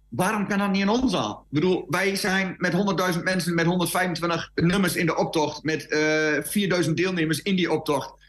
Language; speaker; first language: Dutch; native; Dutch